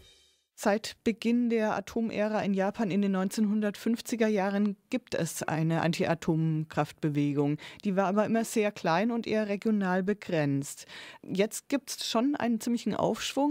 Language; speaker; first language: German; native; German